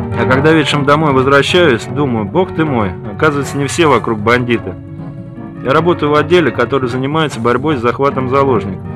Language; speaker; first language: Russian; native; Russian